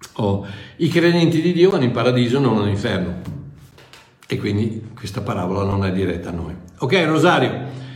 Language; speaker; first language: Italian; non-native, fluent; English